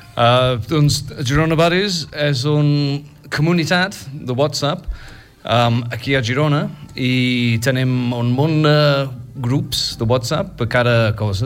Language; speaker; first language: Catalan; non-native, fluent; English